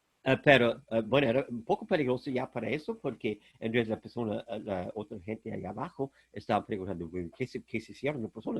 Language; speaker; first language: Spanish; non-native, fluent; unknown